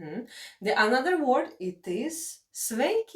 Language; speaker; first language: English; non-native, fluent; Latvian